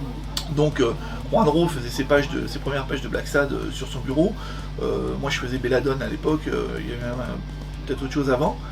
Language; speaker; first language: French; native; French